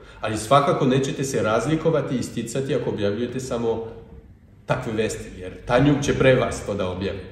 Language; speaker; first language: Bosnian; non-native, fluent; French